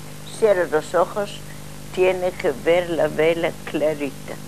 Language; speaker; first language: Spanish; non-native, learner; Russian